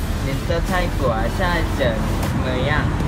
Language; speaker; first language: Chinese; non-native, learner; Thai